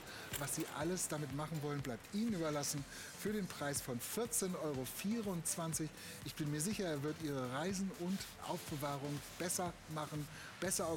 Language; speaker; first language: German; native; German